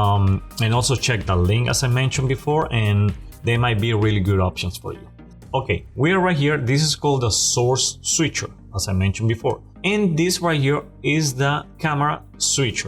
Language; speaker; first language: English; non-native, fluent; Spanish